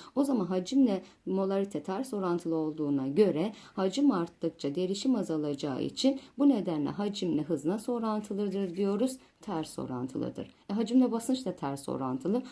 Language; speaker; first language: Turkish; native; Turkish